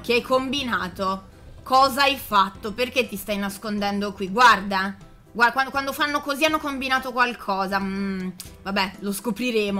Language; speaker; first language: Italian; native; Italian